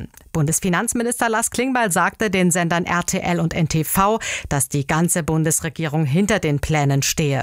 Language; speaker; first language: German; native; German